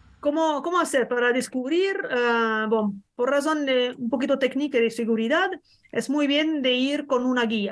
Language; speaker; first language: Spanish; non-native, learner; French